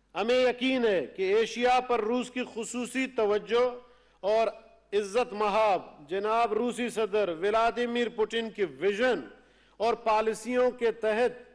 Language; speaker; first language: Urdu; non-native, local second language; Baluchi